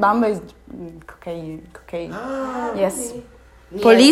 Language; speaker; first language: English; non-native, learner; Italian